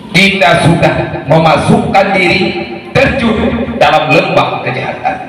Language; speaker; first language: Malay; non-native, local second language; Achinese